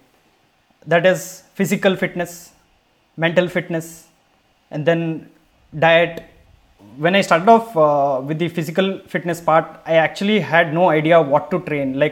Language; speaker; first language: English; non-native, local second language; Kannada